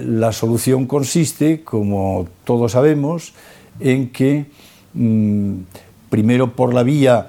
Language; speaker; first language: Spanish; native; Spanish